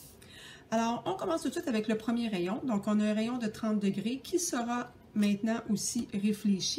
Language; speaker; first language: French; native; French